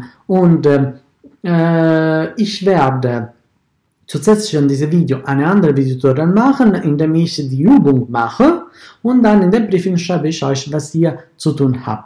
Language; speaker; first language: German; non-native, fluent; Italian